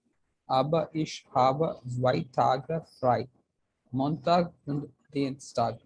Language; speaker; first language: German; non-native, learner; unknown